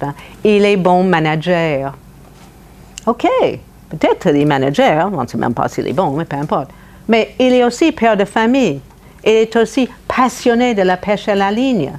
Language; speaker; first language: French; non-native, fluent; English